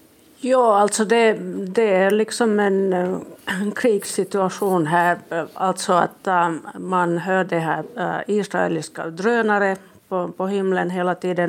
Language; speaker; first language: Swedish; non-native, local second language; Finnish